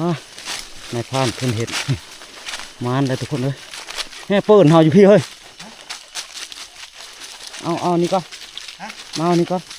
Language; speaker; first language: Thai; non-native, local second language; Northeastern Thai